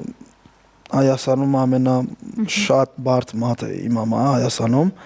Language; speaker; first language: Armenian; non-native, learner; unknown